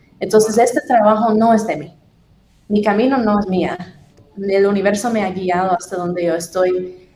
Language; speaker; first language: Spanish; non-native, fluent; English